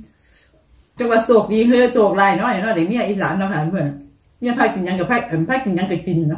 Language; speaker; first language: German; non-native, learner; Thai